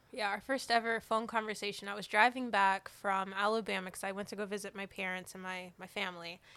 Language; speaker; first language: English; native; English